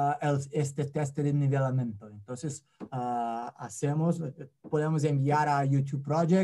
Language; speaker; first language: Spanish; non-native, fluent; Portuguese